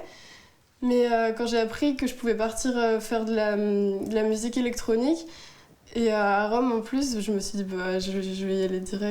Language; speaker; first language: French; native; French